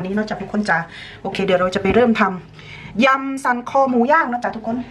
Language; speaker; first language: Thai; native; Thai